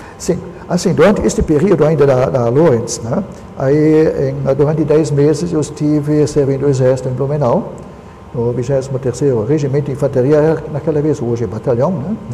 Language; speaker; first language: Portuguese; non-native, local second language; German